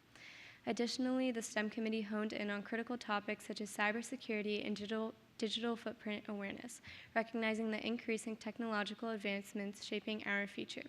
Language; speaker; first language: English; native; English